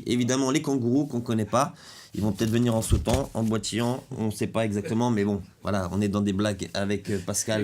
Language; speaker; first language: French; native; French